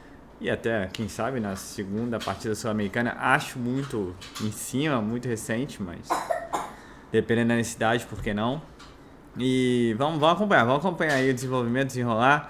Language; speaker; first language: Portuguese; native; Portuguese